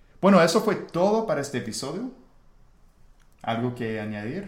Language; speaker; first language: Spanish; non-native, fluent; English